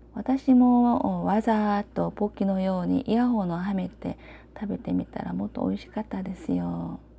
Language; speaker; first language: Japanese; non-native, learner; Korean